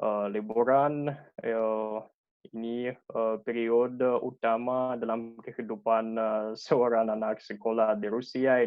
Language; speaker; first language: Indonesian; non-native, learner; Russian